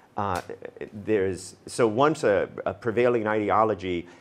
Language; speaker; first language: English; native; English